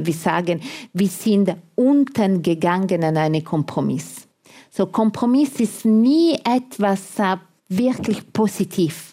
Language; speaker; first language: German; non-native, fluent; Italian